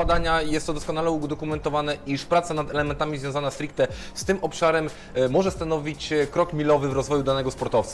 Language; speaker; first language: Polish; native; Polish